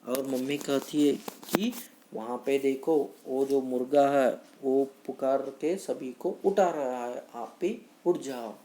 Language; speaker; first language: Hindi; non-native, local second language; Kannada